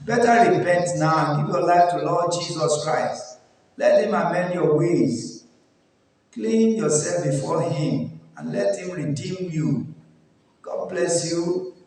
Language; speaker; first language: English; non-native, local second language; Yoruba